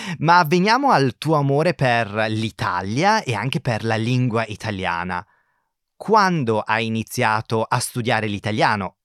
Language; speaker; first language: Italian; native; Italian